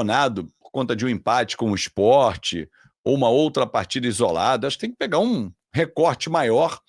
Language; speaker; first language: Portuguese; native; Portuguese